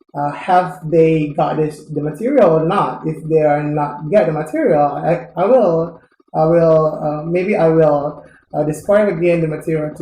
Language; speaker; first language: English; non-native, learner; Indonesian